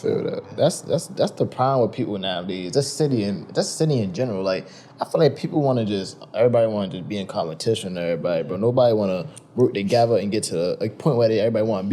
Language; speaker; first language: English; native; English